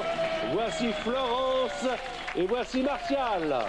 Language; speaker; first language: French; native; French